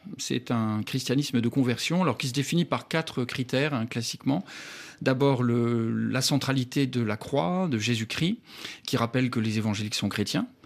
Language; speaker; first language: French; native; French